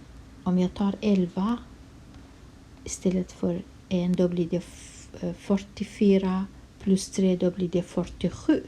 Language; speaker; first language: Swedish; non-native, fluent; Kurdish